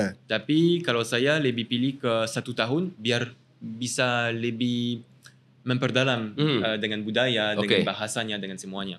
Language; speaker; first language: Indonesian; non-native, fluent; French